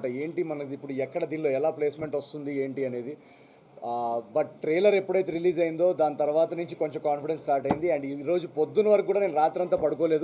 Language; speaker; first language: Telugu; native; Telugu